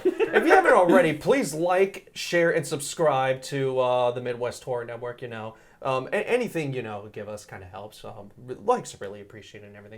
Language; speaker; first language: English; native; English